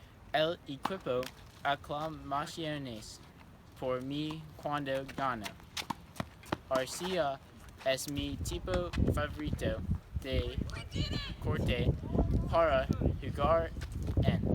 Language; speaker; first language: Spanish; non-native, learner; English